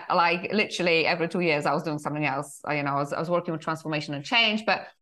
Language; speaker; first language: English; non-native, fluent; Polish